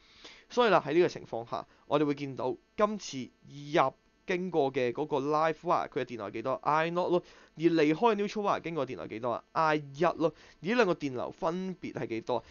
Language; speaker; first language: Cantonese; native; Cantonese